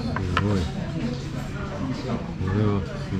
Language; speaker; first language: Japanese; native; Japanese